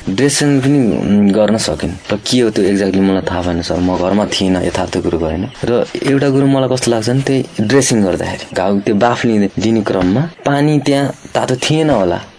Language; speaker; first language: Nepali; native; Nepali